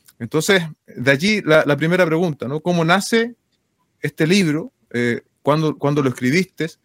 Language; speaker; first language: Spanish; native; Spanish